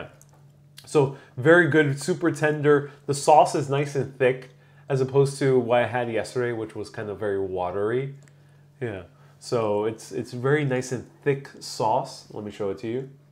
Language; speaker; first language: English; native; English